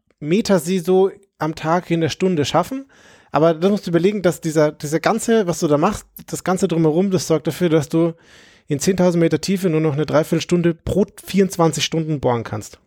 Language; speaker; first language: German; native; German